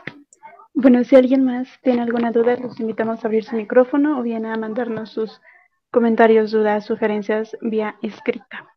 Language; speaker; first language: Spanish; native; Spanish